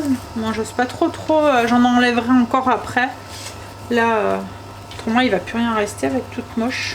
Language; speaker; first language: French; native; French